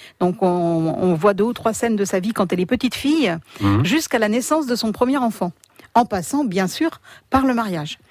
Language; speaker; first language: French; native; French